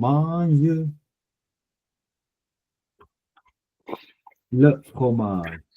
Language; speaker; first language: French; non-native, fluent; Punjabi